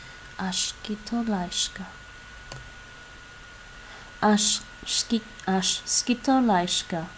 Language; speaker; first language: Lithuanian; non-native, learner; English